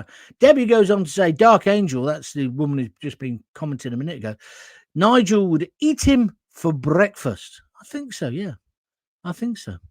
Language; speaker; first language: English; native; English